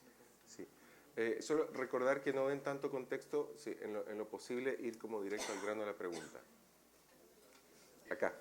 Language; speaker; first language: Spanish; native; Spanish